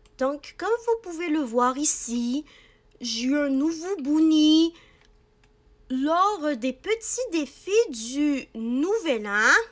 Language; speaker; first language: French; native; French